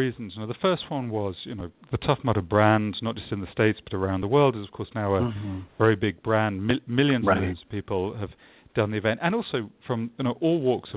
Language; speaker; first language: English; native; English